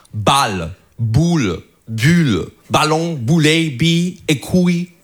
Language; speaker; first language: French; non-native, fluent; English